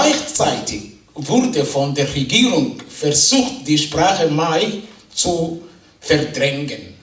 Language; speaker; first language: German; non-native, fluent; Somali